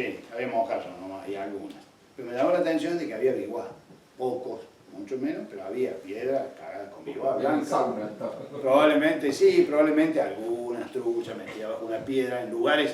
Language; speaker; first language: Spanish; native; Spanish